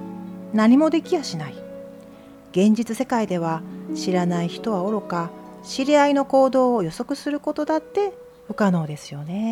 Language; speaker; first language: Japanese; native; Japanese